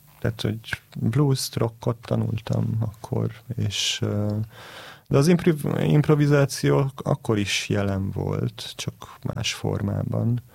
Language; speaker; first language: Hungarian; early bilingual, heritage; Hebrew